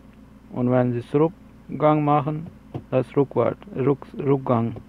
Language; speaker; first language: German; non-native, learner; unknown